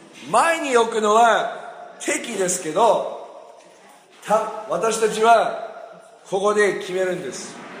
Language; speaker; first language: Japanese; non-native, fluent; English